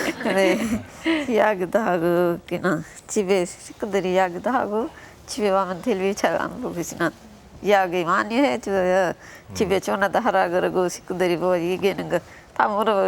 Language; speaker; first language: Korean; non-native, learner; Sinhala